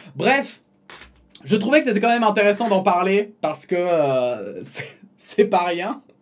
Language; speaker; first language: French; native; French